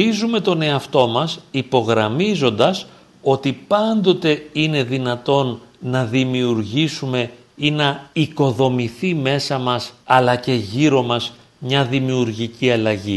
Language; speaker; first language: Greek; native; Greek